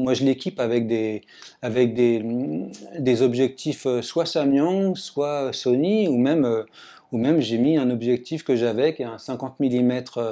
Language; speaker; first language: French; native; French